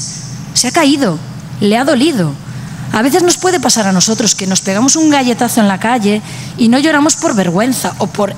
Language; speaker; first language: Spanish; native; Spanish